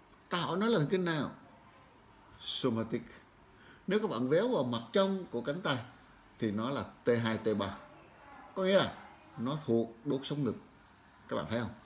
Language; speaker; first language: Vietnamese; native; Vietnamese